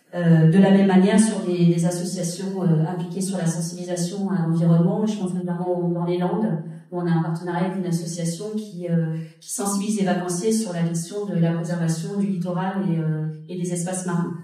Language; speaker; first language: French; native; French